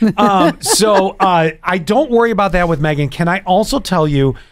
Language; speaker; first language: English; native; English